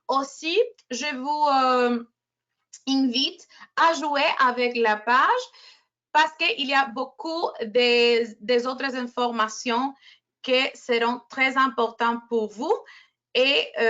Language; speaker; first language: French; non-native, fluent; Spanish